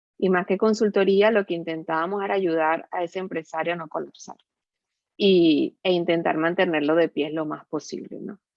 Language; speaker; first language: Spanish; native; Spanish